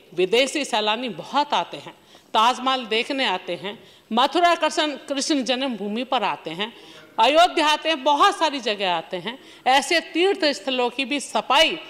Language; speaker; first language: Hindi; native; Hindi